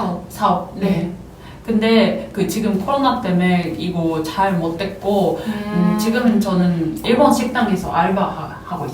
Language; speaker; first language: Korean; non-native, fluent; Japanese